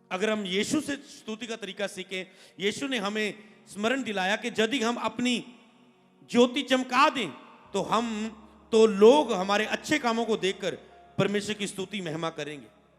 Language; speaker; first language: Hindi; non-native, local second language; Punjabi